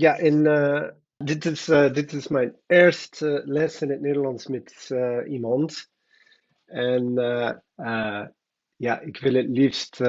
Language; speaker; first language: Dutch; non-native, learner; English